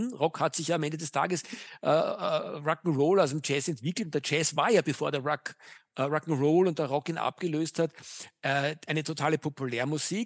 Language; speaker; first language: German; native; German